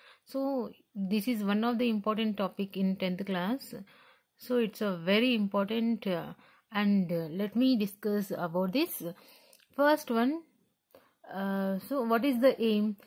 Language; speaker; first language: English; non-native, local second language; Telugu